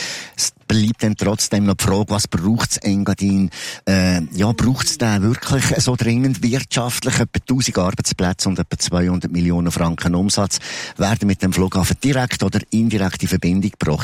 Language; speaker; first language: German; native; German